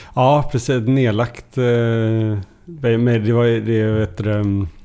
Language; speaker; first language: Swedish; native; Swedish